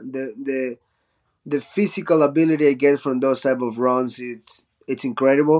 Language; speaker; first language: English; non-native, fluent; Spanish